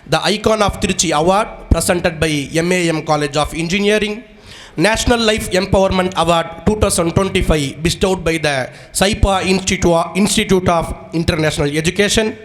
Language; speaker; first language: English; non-native, local second language; Tamil